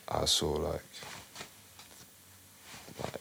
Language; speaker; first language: English; native; English